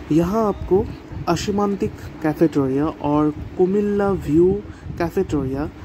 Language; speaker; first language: Hindi; non-native, local second language; Bangla